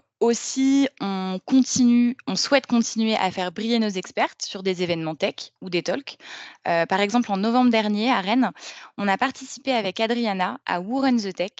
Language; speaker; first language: French; native; French